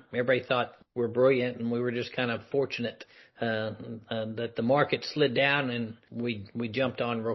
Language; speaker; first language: English; native; English